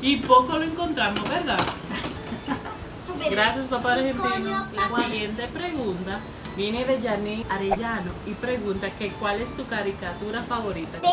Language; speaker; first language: Spanish; native; Spanish